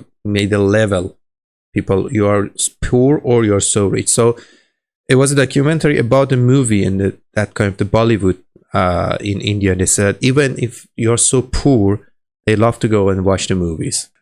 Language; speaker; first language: English; non-native, learner; Persian